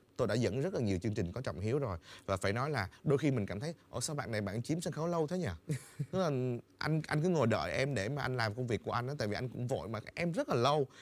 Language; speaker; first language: Vietnamese; native; Vietnamese